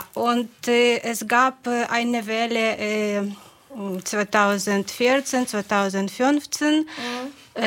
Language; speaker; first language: German; non-native, fluent; Ukrainian